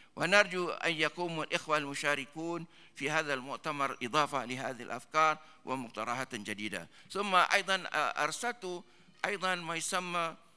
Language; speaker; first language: Arabic; non-native, fluent; Malay